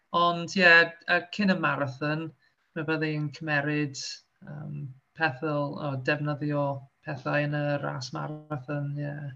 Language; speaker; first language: Welsh; non-native, local second language; English